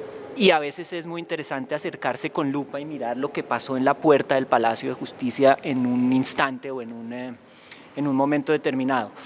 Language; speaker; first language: Spanish; native; Spanish